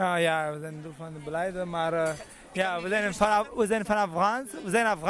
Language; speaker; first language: Dutch; non-native, learner; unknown